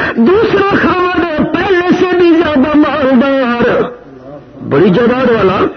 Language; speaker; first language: Urdu; non-native, local second language; Saraiki